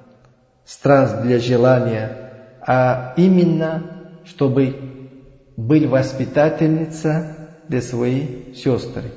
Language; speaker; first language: Russian; non-native, learner; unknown